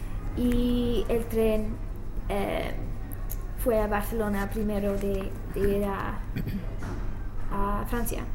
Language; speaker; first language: Spanish; non-native, learner; English